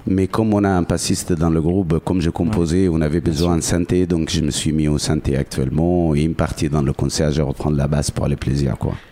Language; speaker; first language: French; non-native, fluent; Arabic